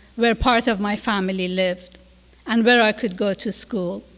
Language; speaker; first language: English; non-native, fluent; Persian